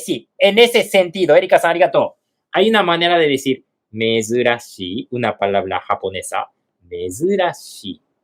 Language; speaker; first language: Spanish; non-native, fluent; Japanese